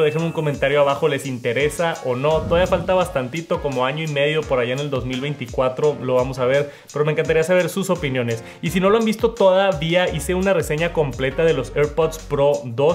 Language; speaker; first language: Spanish; native; Spanish